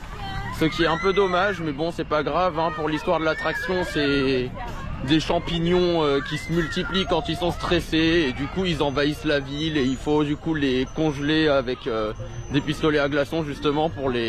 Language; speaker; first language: French; native; French